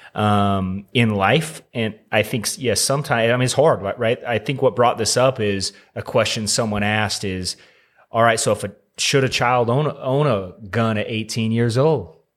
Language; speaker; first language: English; native; English